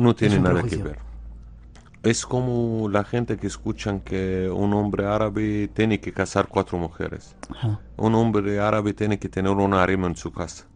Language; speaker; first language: Spanish; non-native, fluent; Arabic